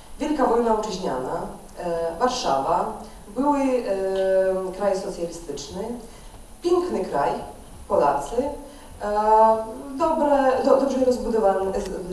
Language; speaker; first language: Polish; non-native, fluent; Russian